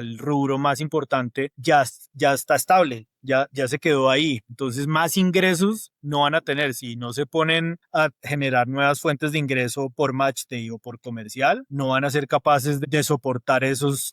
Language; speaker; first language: Spanish; native; Spanish